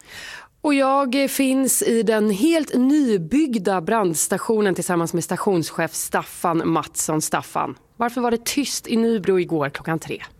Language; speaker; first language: Swedish; native; Swedish